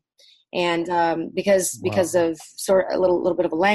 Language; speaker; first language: English; early bilingual, other home language; Vietnamese